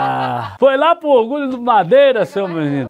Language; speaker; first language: Portuguese; native; Portuguese